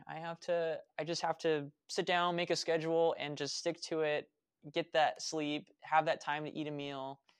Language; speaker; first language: English; native; English